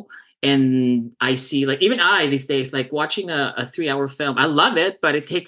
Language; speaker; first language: English; non-native, local second language; Cebuano